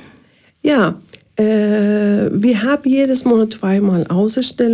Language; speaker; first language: German; non-native, fluent; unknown